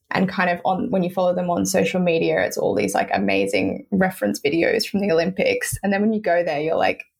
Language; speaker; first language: English; native; English